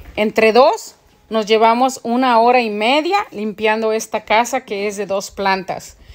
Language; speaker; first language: Spanish; native; Spanish